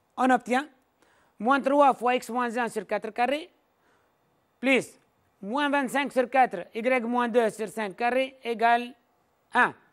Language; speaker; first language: French; non-native, local second language; Arabic